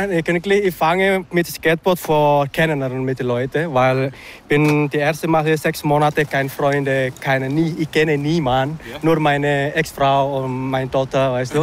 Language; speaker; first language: German; non-native, learner; Indonesian